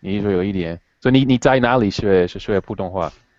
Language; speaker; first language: Chinese; non-native, fluent; English